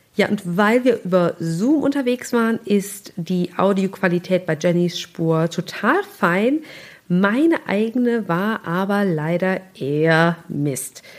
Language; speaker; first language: German; native; German